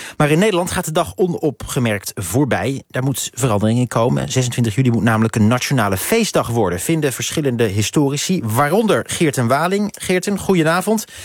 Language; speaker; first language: Dutch; native; Dutch